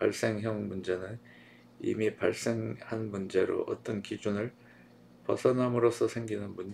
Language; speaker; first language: Korean; native; Korean